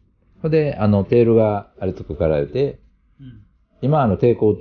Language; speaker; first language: Japanese; native; Japanese